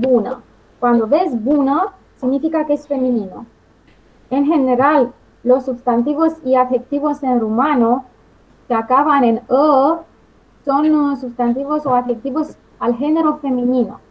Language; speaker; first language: Spanish; non-native, fluent; Romanian